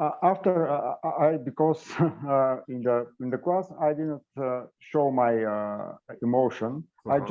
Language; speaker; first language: English; non-native, learner; Bulgarian